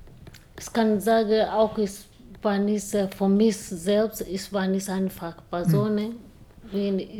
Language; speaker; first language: German; non-native, learner; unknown